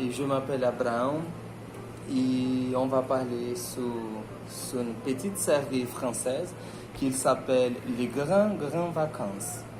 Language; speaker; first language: French; non-native, learner; Portuguese